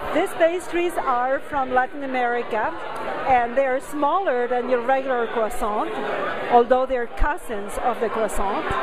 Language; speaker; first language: English; non-native, fluent; Spanish